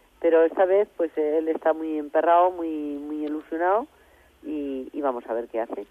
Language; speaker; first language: Spanish; native; Spanish